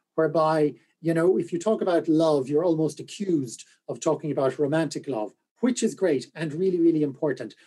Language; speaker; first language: English; native; English